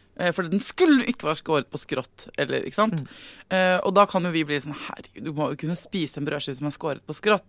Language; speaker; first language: Norwegian; native; Norwegian